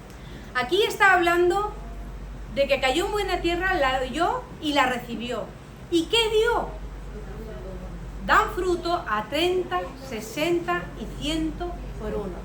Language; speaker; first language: Spanish; native; Spanish